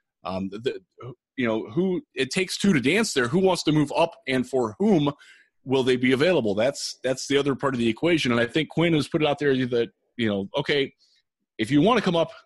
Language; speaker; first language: English; native; English